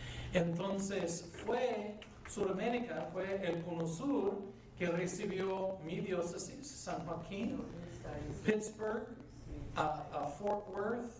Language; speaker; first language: Spanish; non-native, fluent; English